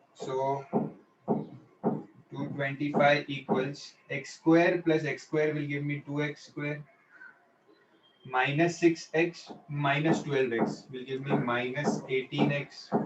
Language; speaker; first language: English; non-native, local second language; Hindi